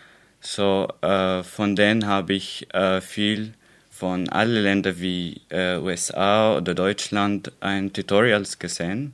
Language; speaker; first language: German; non-native, learner; Arabic